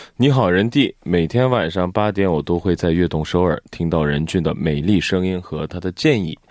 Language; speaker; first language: Chinese; non-native, fluent; Korean